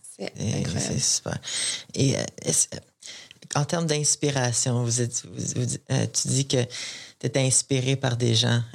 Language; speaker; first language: French; native; French